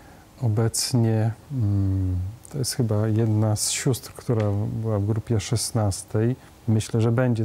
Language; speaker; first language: Polish; native; Polish